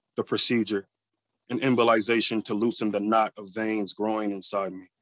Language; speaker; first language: English; native; English